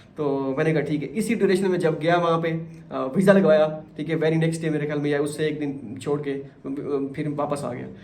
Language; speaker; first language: Urdu; non-native, local second language; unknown